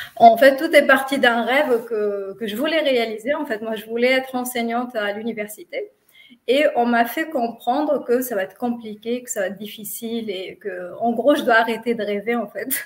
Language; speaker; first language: French; non-native, local second language; Arabic